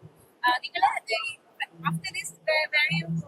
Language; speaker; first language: English; non-native, local second language; Malayalam